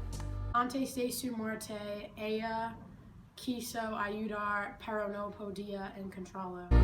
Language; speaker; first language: Spanish; non-native, learner; English